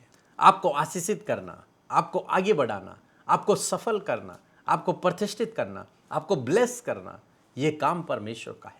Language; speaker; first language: Hindi; native; Hindi